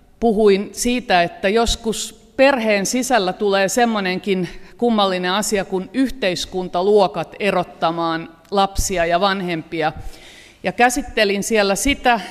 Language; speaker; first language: Finnish; native; Finnish